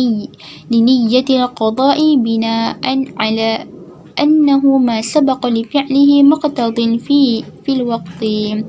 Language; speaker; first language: Arabic; non-native, learner; Malay